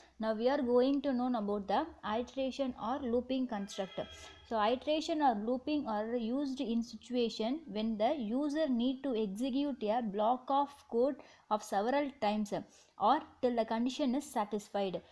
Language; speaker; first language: English; non-native, local second language; Tamil